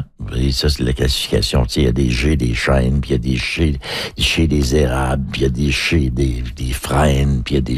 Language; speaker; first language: French; native; French